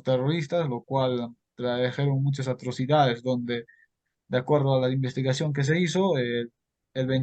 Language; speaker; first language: Spanish; native; Spanish